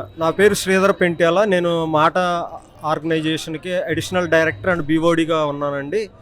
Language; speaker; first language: Telugu; native; Telugu